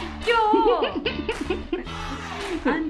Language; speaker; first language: Korean; non-native, learner; Uzbek